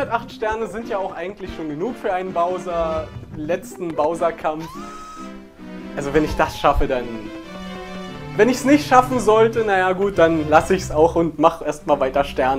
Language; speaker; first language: German; native; German